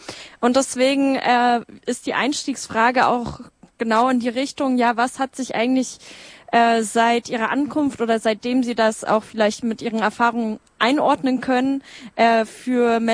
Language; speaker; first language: German; native; German